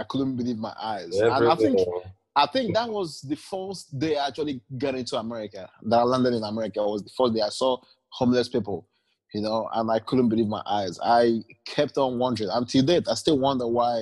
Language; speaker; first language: English; non-native, local second language; Igbo